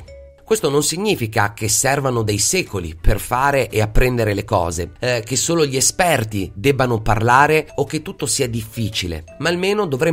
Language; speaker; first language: Italian; native; Italian